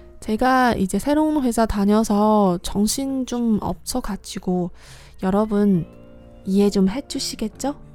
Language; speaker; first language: Korean; non-native, fluent; Chinese